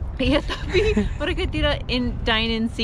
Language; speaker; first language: Indonesian; non-native, learner; English